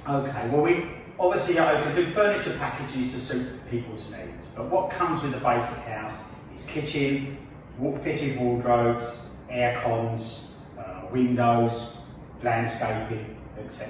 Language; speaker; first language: English; native; English